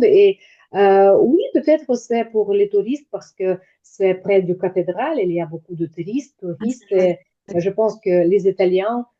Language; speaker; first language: French; non-native, fluent; Ukrainian